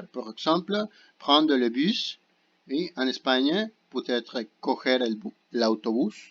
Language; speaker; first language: French; non-native, fluent; Spanish